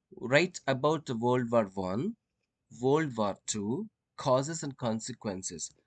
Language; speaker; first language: English; non-native, local second language; Telugu